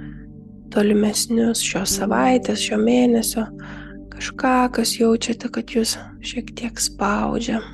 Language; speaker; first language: Lithuanian; native; Lithuanian